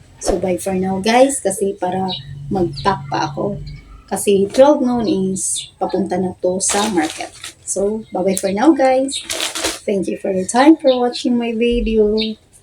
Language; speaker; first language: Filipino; non-native, local second language; Cebuano